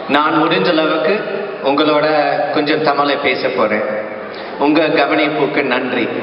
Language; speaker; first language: Tamil; non-native, fluent; English